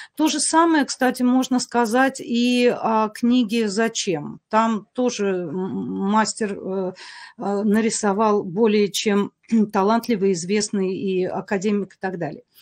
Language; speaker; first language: Russian; native; Russian